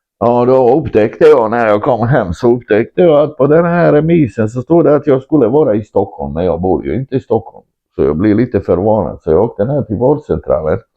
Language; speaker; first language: Swedish; non-native, fluent; Croatian